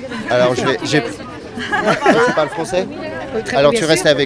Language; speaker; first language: French; native; French